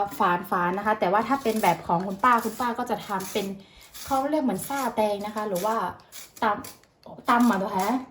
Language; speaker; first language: Thai; non-native, local second language; Karen languages